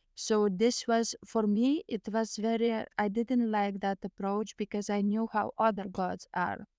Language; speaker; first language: English; non-native, fluent; Lithuanian